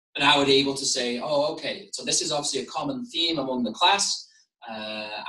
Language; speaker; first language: English; native; English